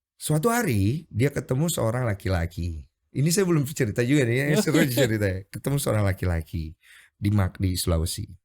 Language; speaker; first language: Indonesian; native; Indonesian